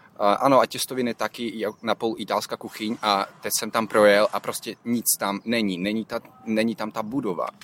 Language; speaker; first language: Czech; non-native, fluent; Ukrainian